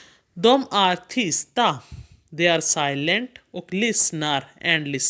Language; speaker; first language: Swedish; non-native, fluent; Urdu